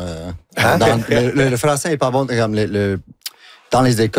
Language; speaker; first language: French; non-native, local second language; English